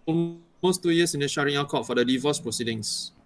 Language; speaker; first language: English; native; English